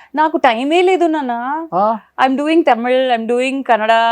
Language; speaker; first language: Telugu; non-native, fluent; Malayalam